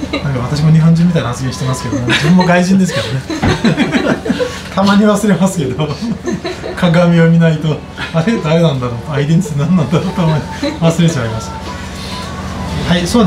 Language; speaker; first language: Japanese; non-native, fluent; Azerbaijani